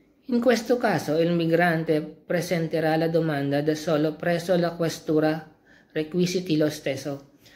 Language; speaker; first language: Italian; non-native, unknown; Filipino